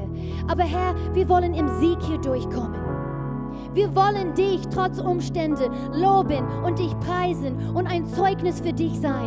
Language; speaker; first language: German; non-native, fluent; English